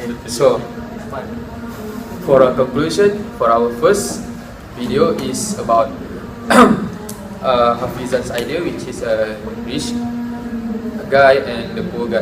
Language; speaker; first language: English; non-native, local second language; Malay